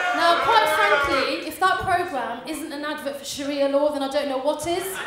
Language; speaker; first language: English; native; English